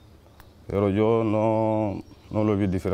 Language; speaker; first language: Spanish; non-native, learner; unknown